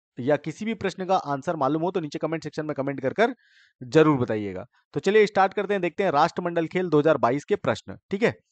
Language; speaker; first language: Hindi; native; Hindi